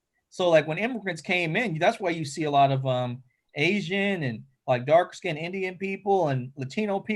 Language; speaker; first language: English; native; English